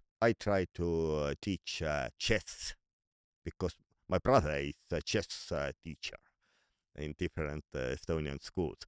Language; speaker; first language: English; non-native, learner; Estonian